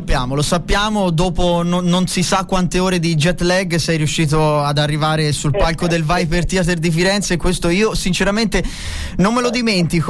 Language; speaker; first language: Italian; native; Italian